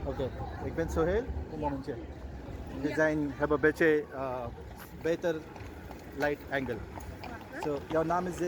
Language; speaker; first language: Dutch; non-native, learner; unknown